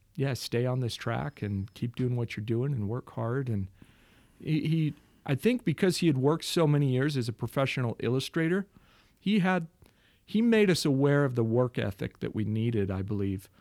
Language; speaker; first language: English; native; English